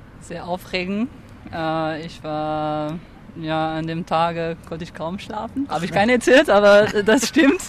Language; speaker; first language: German; non-native, fluent; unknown